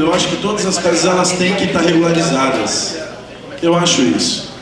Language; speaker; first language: Portuguese; native; Portuguese